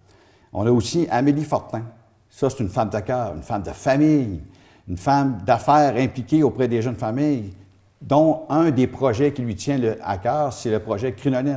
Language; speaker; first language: French; native; French